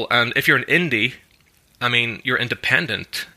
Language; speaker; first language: English; native; English